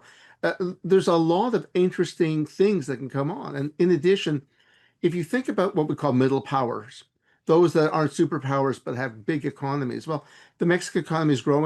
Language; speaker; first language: English; native; English